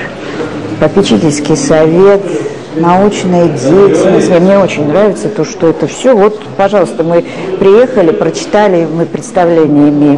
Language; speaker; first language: Russian; native; Russian